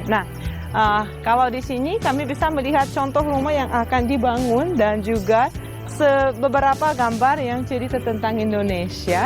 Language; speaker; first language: Indonesian; non-native, fluent; Russian